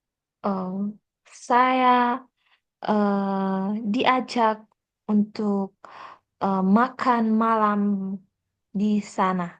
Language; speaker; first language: Indonesian; non-native, learner; Korean